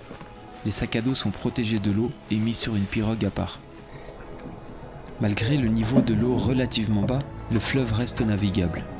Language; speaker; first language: French; native; French